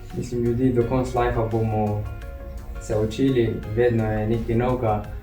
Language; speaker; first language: Slovenian; non-native, fluent; Arabic